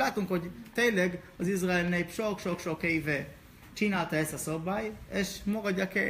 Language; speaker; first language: Hungarian; non-native, learner; Hebrew